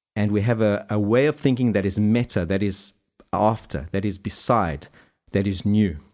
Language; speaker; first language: English; native; English